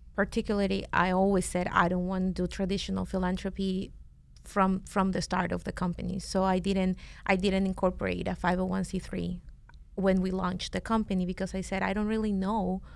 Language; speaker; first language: English; non-native, fluent; Spanish